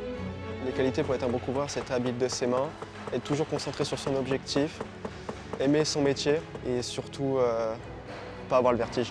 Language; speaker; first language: French; native; French